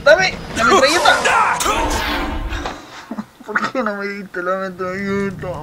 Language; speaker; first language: Spanish; native; Spanish